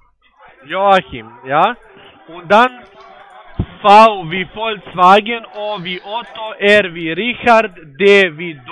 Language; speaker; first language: German; non-native, learner; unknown